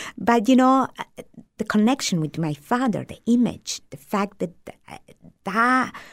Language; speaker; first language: English; non-native, fluent; Italian